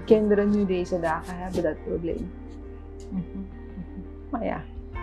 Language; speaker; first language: Dutch; non-native, local second language; Papiamento